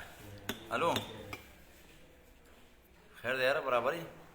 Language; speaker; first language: Hindi; non-native, learner; Pashto